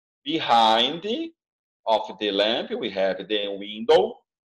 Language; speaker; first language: English; non-native, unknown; Portuguese